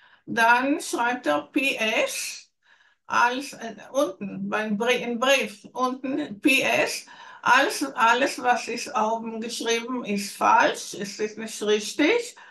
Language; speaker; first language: German; non-native, learner; Hebrew